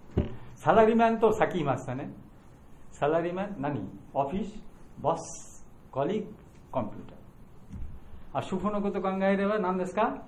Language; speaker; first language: Japanese; non-native, learner; Bangla